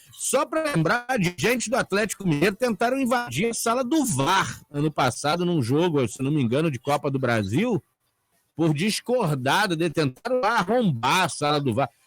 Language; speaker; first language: Portuguese; native; Portuguese